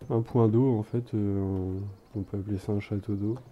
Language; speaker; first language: French; native; French